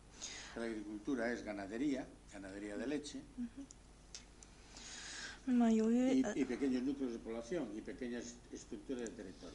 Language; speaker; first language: Spanish; native; Spanish